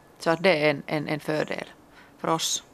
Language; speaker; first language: Swedish; non-native, local second language; Finnish